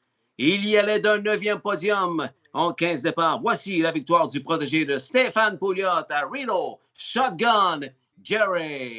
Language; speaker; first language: French; native; French